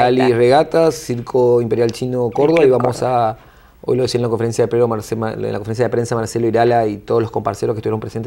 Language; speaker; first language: Spanish; native; Spanish